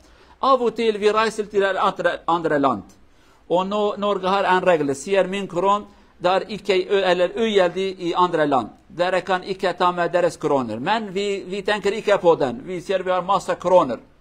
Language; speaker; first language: Norwegian; non-native, learner; Kurdish